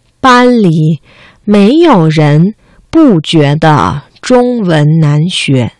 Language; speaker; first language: Chinese; non-native, fluent; Vietnamese